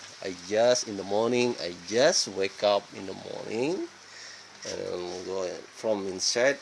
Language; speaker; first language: English; non-native, learner; Indonesian